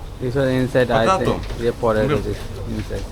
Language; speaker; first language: English; non-native, learner; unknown